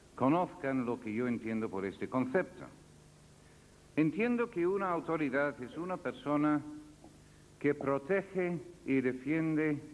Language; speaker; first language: Spanish; non-native, fluent; English